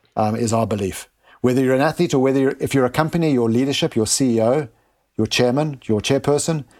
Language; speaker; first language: English; native; English